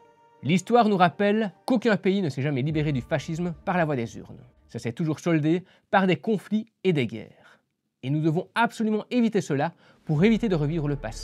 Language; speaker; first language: French; native; French